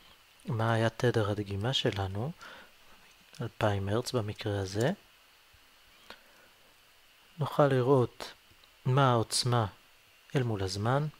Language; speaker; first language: Hebrew; native; Hebrew